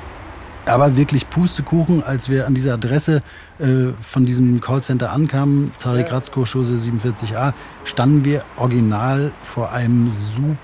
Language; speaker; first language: German; native; German